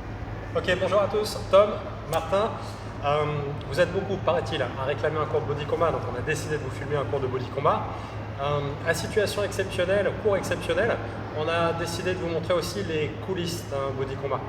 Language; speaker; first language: French; native; French